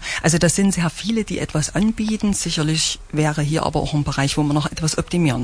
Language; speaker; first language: German; native; German